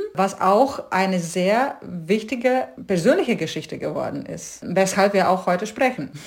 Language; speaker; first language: German; non-native, fluent; Latvian